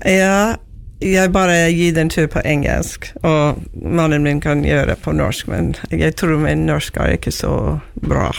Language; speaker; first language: Norwegian; non-native, learner; English